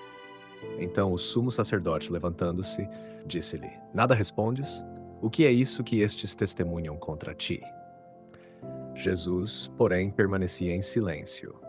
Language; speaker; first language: Portuguese; native; Portuguese